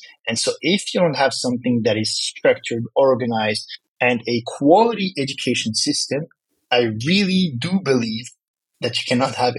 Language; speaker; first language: English; non-native, fluent; French